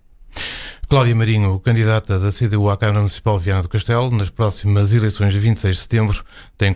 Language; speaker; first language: Portuguese; native; Portuguese